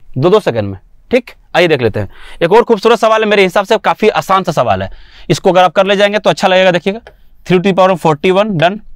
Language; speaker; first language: Hindi; native; Hindi